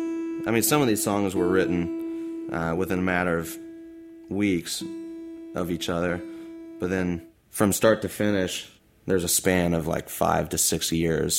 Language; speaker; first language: English; native; English